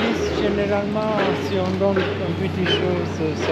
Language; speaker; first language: French; non-native, fluent; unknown